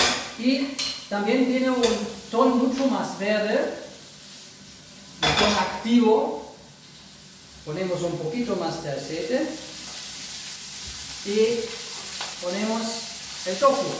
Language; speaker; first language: Spanish; non-native, fluent; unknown